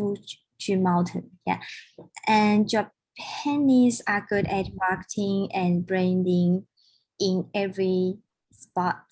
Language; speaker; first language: English; non-native, learner; Chinese